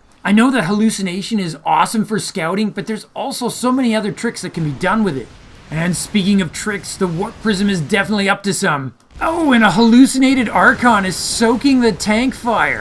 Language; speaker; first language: English; native; English